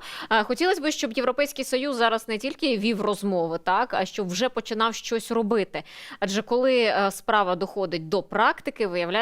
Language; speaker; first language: Ukrainian; native; Ukrainian